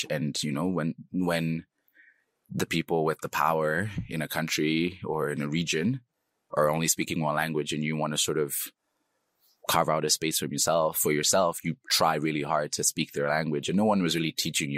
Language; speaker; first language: English; native; English